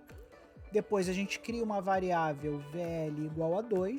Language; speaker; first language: Portuguese; native; Portuguese